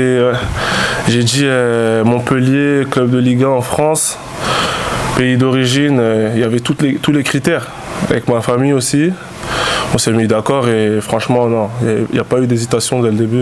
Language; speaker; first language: French; native; French